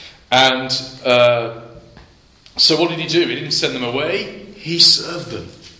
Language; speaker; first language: English; native; English